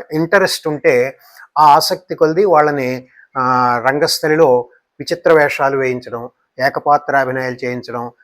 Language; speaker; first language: Telugu; native; Telugu